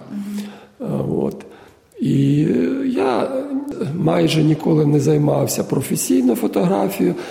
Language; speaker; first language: Ukrainian; native; Ukrainian